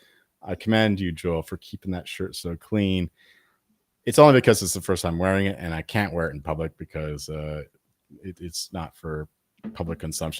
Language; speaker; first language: English; native; English